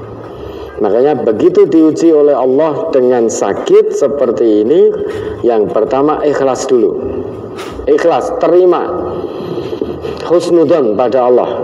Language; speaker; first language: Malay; non-native, local second language; Javanese